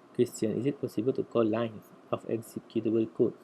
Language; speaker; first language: English; non-native, local second language; Malay